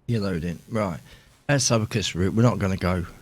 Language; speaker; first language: English; native; English